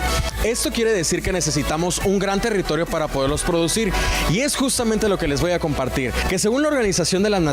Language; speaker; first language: Spanish; native; Spanish